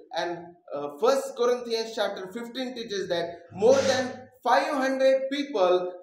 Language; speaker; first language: English; non-native, local second language; Marathi